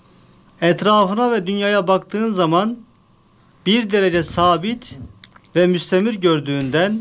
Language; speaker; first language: Turkish; native; Turkish